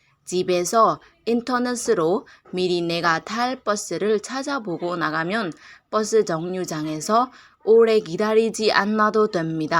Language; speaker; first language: Korean; non-native, learner; Burmese